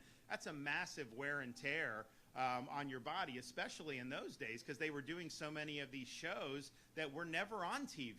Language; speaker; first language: English; native; English